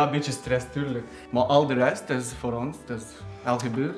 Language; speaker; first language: Dutch; non-native, learner; Lithuanian